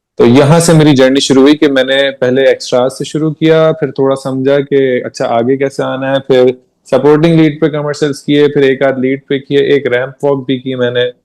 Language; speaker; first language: Hindi; native; Hindi